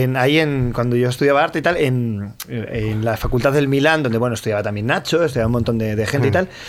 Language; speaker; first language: Spanish; native; Spanish